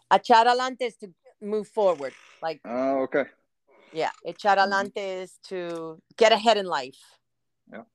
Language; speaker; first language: Spanish; native; Spanish